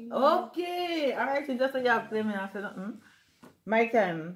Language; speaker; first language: French; non-native, learner; English